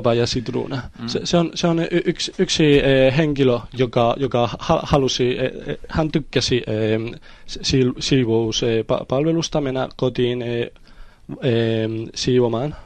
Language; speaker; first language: Finnish; non-native, fluent; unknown